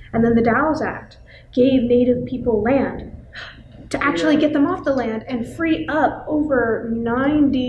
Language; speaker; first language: English; native; English